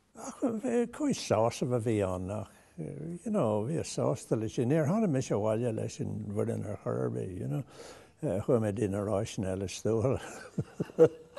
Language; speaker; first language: Irish; non-native, local second language; English